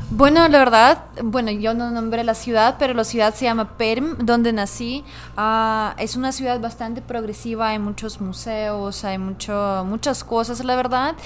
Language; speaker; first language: Spanish; non-native, fluent; Russian